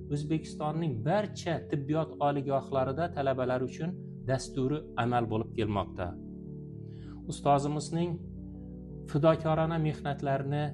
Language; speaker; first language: Uzbek; native; Uzbek